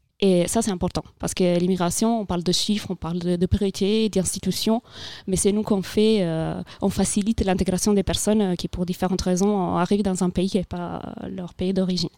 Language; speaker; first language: French; non-native, fluent; Italian